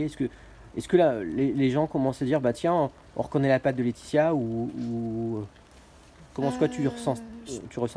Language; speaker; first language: French; native; French